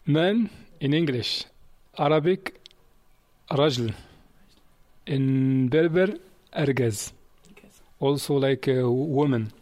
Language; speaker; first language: English; non-native, learner; Arabic